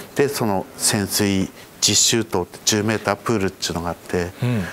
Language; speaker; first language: Japanese; native; Japanese